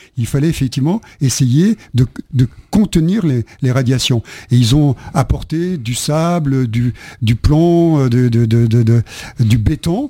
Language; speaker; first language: French; native; French